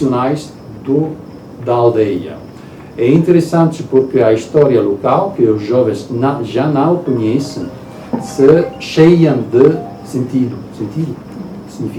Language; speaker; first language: Portuguese; non-native, learner; Italian